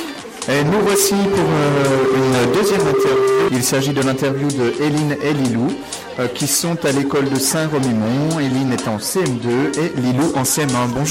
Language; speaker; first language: French; native; French